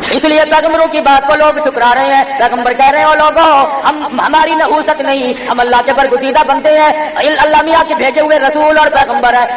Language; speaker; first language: Urdu; non-native, local second language; Saraiki